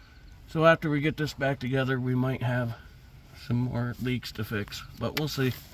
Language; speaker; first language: English; native; English